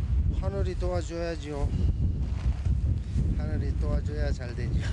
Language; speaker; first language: Korean; native; Korean